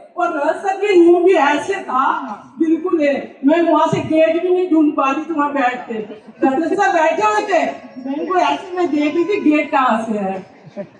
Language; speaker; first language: Hindi; non-native, local second language; Bangla